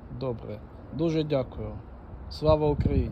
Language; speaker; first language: Ukrainian; non-native, local second language; Russian